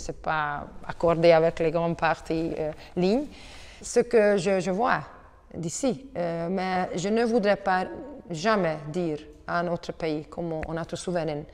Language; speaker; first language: French; non-native, learner; Hungarian